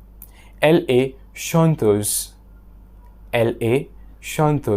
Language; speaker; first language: French; non-native, fluent; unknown